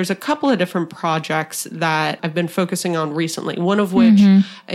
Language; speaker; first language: English; native; English